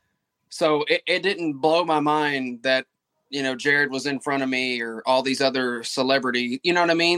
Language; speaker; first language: English; native; English